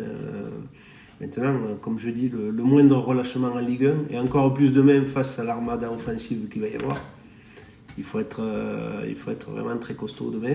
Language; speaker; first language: French; native; French